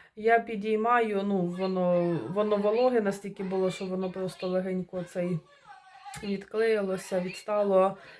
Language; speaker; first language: Ukrainian; non-native, local second language; Russian